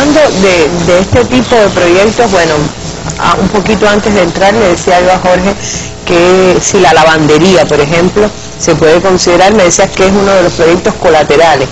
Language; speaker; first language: Spanish; native; Spanish